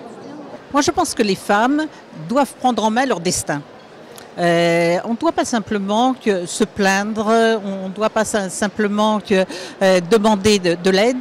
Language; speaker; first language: French; native; French